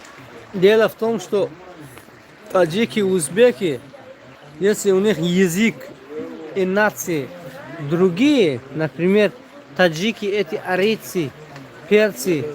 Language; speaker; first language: Russian; non-native, fluent; Tajik